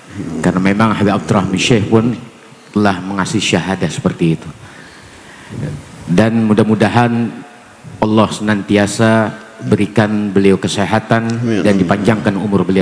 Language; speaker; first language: Indonesian; native; Indonesian